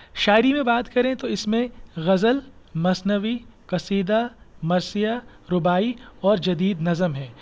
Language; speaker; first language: Hindi; non-native, local second language; Kashmiri